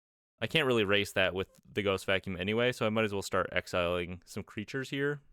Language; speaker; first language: English; native; English